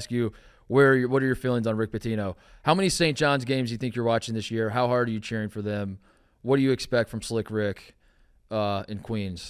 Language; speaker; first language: English; native; English